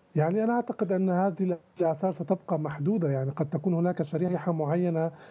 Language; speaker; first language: Arabic; native; Arabic